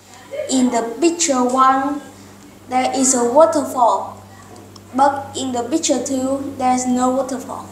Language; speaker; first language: English; non-native, learner; Vietnamese